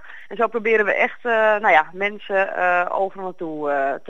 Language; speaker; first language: Dutch; native; Dutch